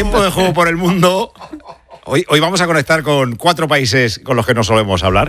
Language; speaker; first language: Spanish; native; Spanish